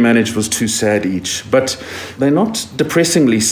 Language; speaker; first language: English; native; English